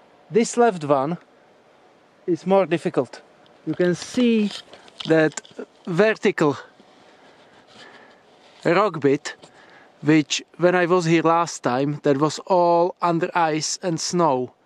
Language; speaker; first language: English; non-native, fluent; Czech